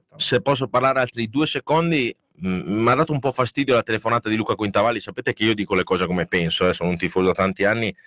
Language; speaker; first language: Italian; non-native, fluent; Spanish